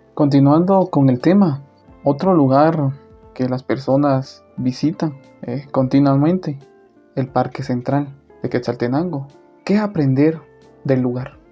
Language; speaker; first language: Spanish; non-native, local second language; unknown